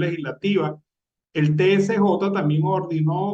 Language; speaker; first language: Spanish; native; Spanish